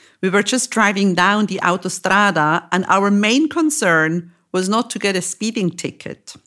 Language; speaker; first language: English; non-native, fluent; German